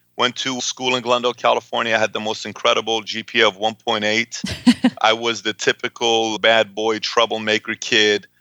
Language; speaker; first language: English; early bilingual, other home language; Persian